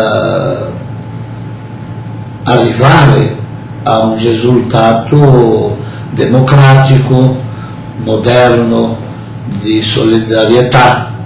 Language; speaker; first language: Italian; non-native, fluent; Portuguese